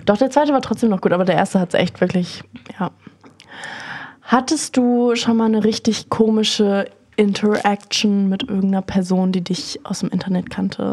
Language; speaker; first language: German; native; German